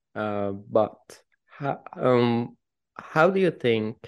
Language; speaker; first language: English; non-native, fluent; Persian